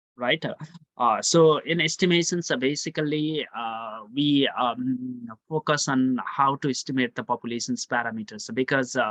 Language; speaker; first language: English; non-native, local second language; Nepali